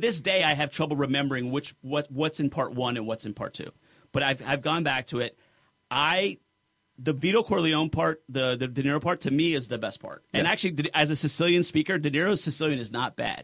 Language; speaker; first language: English; native; English